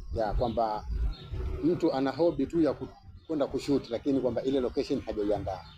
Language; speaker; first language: Swahili; native; Swahili